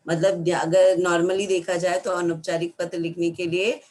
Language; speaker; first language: Hindi; non-native, local second language; Marathi